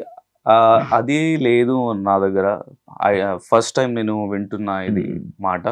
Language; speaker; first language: Telugu; non-native, local second language; Urdu